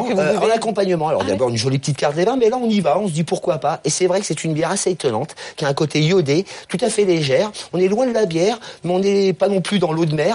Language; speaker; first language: French; native; French